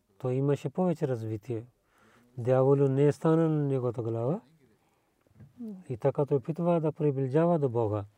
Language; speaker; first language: Bulgarian; non-native, learner; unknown